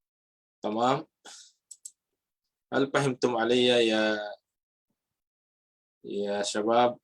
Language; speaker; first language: Arabic; non-native, fluent; Filipino